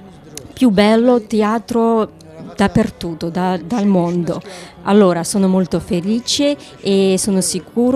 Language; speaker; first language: Italian; non-native, learner; Georgian